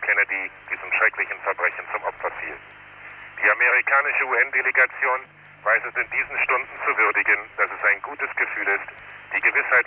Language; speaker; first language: German; native; German